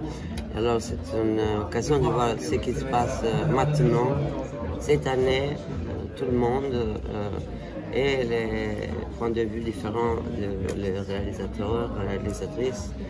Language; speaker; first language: French; non-native, fluent; Italian